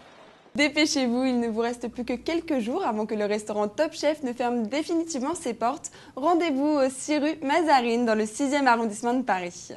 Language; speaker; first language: French; native; French